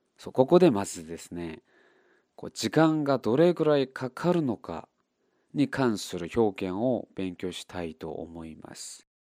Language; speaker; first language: Japanese; non-native, fluent; Korean